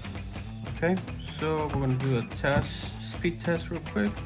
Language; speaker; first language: English; native; English